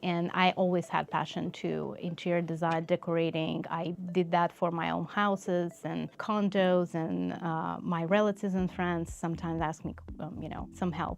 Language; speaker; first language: English; non-native, fluent; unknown